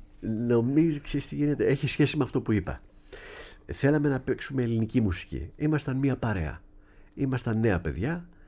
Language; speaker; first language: Greek; early bilingual, heritage; Greek